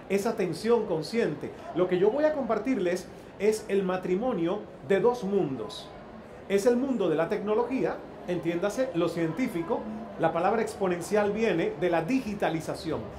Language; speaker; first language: Spanish; native; Spanish